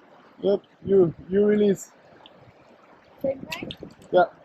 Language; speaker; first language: English; non-native, learner; French